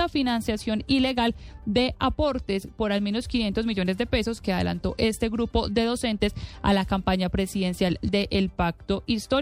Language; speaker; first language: Spanish; native; Spanish